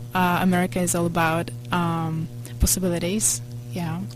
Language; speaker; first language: English; non-native, fluent; Polish